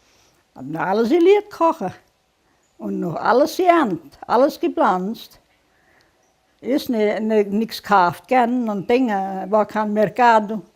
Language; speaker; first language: German; early bilingual, heritage; German